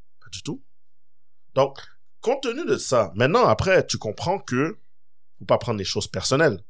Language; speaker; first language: French; early bilingual, other home language; Kabyle